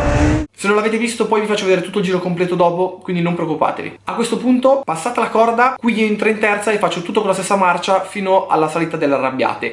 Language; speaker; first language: Italian; native; Italian